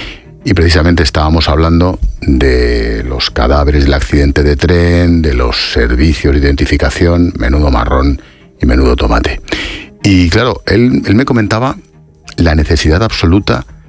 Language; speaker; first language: Spanish; native; Spanish